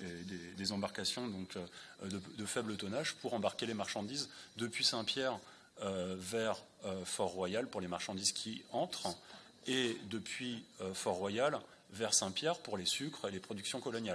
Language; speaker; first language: French; native; French